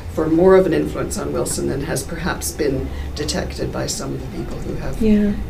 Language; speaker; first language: English; native; English